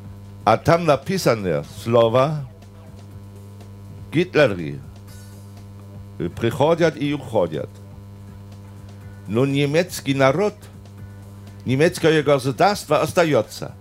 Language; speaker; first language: Russian; non-native, fluent; German